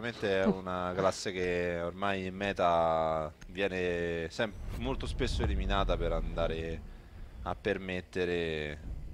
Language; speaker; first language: Italian; native; Italian